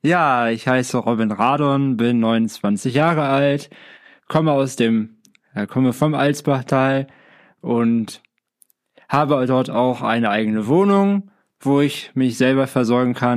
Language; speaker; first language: German; native; German